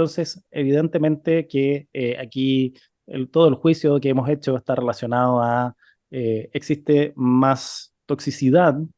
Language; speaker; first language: Spanish; native; Spanish